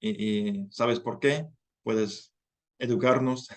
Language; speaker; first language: Spanish; non-native, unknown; English